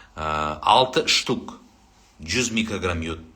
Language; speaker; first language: Russian; non-native, local second language; Kazakh